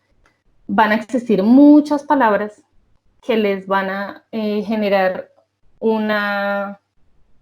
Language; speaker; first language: Spanish; native; Spanish